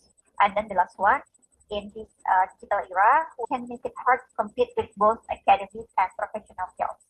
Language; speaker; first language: English; non-native, fluent; Indonesian